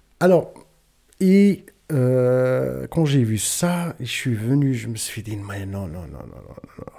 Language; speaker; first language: French; non-native, local second language; Tachelhit